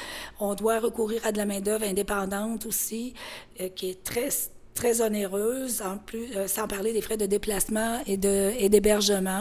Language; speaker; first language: French; native; French